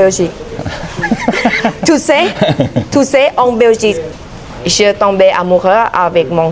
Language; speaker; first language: French; non-native, learner; Thai